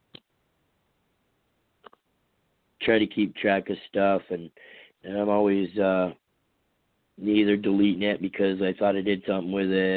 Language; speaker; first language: English; native; English